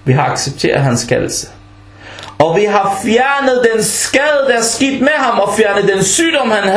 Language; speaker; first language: Danish; early bilingual, other home language; Arabic